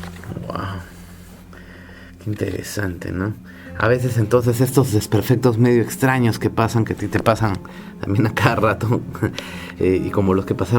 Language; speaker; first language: Spanish; native; Spanish